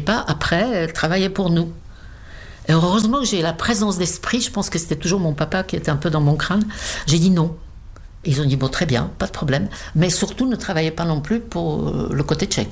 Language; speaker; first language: French; non-native, fluent; Czech